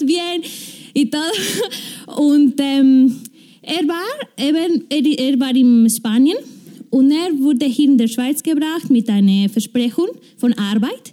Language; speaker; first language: German; non-native, fluent; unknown